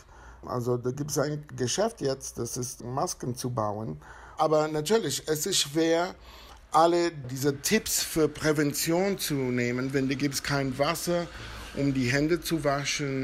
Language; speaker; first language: German; non-native, fluent; Spanish